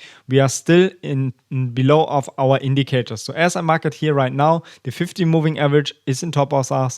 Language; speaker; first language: English; non-native, fluent; German